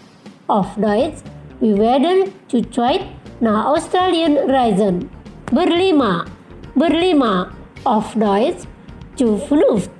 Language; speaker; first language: German; non-native, fluent; Indonesian